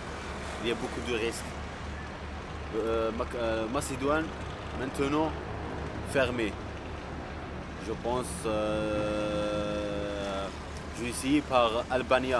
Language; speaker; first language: French; non-native, local second language; Arabic